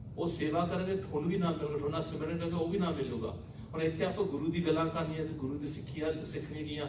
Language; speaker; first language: Punjabi; early bilingual, heritage; Punjabi